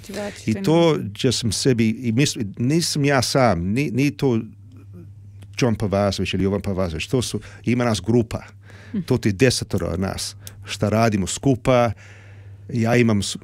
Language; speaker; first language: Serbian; early bilingual, heritage; Serbian